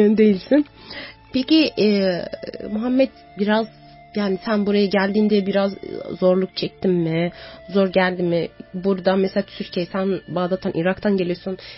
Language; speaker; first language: Turkish; non-native, fluent; Arabic